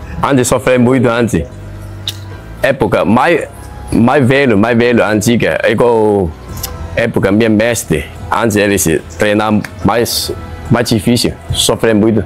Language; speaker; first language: Portuguese; non-native, learner; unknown